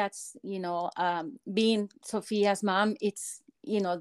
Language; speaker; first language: English; non-native, fluent; Spanish